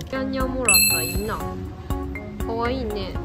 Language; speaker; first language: Japanese; native; Japanese